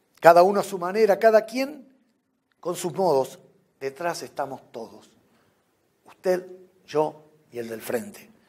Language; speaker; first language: Spanish; native; Spanish